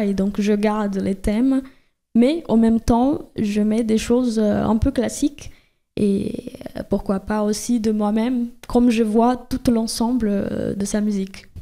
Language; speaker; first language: French; non-native, fluent; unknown